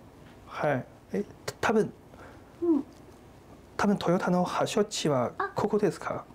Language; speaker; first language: Japanese; non-native, learner; Chinese